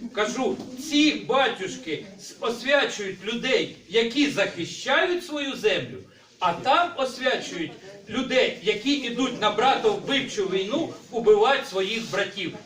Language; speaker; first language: Ukrainian; native; Ukrainian